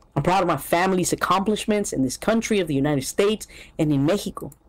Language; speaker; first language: English; early bilingual, other home language; Spanish